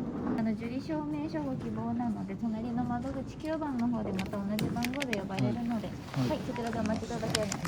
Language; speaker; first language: Japanese; native; Japanese